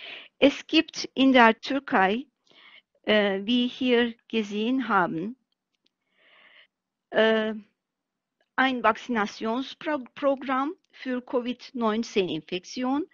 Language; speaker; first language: German; non-native, fluent; Turkish